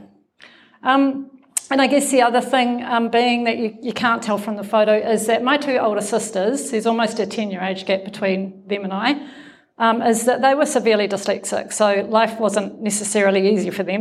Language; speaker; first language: English; native; English